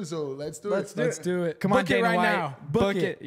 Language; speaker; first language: English; non-native, fluent; Portuguese